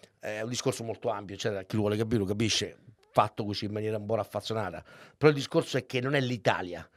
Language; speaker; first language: Italian; native; Italian